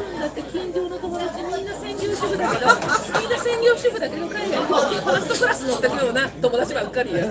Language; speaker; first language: Japanese; native; Japanese